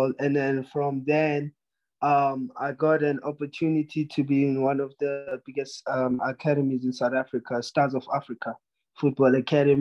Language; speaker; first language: English; non-native, local second language; Zulu